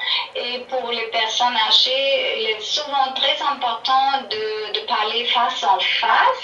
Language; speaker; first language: French; non-native, learner; German